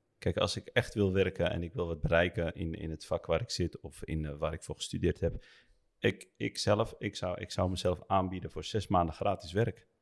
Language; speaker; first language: Dutch; early bilingual, other home language; Arabic